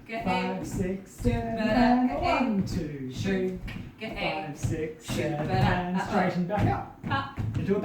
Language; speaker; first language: English; native; English